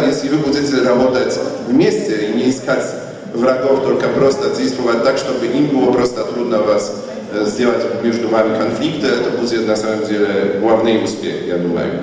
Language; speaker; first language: Polish; non-native, learner; Russian